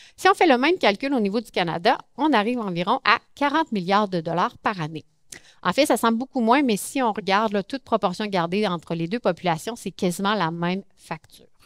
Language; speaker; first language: French; native; French